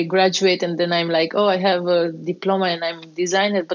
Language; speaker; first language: English; non-native, fluent; Romanian